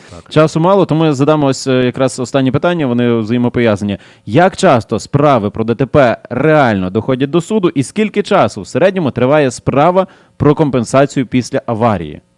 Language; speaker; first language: Ukrainian; native; Ukrainian